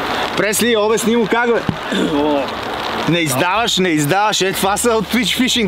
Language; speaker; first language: Bulgarian; native; Bulgarian